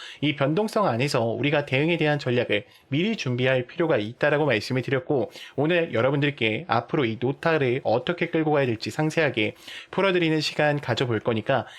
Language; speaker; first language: Korean; native; Korean